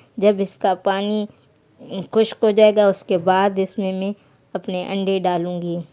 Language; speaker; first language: Urdu; non-native, local second language; Sindhi